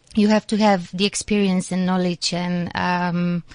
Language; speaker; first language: English; non-native, fluent; Macedonian